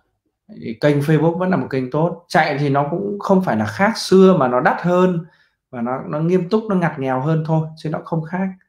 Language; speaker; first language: Vietnamese; native; Vietnamese